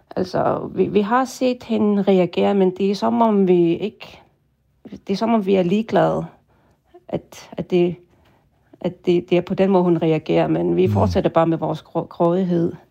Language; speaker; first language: Danish; non-native, local second language; Kalaallisut